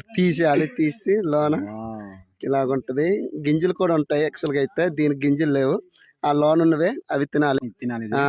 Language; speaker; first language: Telugu; non-native, local second language; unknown